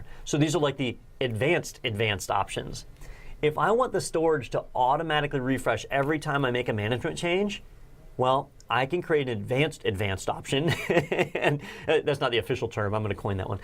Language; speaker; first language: English; native; English